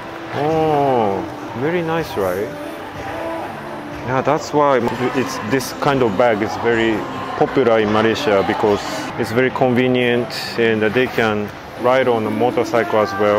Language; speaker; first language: English; non-native, fluent; Japanese